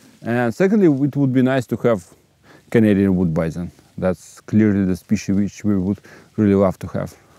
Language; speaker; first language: English; non-native, fluent; Russian